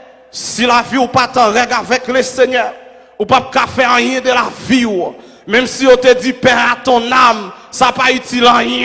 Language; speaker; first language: French; non-native, local second language; Haitian Creole